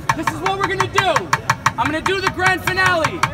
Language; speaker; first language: English; native; English